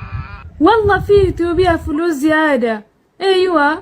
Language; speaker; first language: Arabic; non-native, learner; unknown